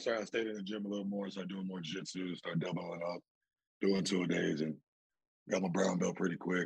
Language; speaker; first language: English; native; English